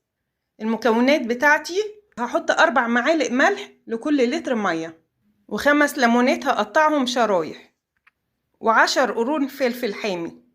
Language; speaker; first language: Arabic; native; Arabic